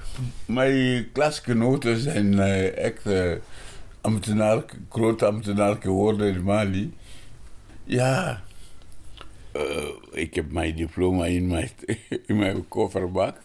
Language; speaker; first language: Dutch; non-native, learner; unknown